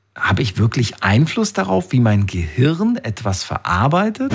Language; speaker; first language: German; native; German